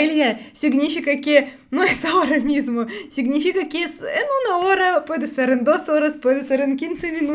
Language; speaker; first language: Spanish; non-native, fluent; Russian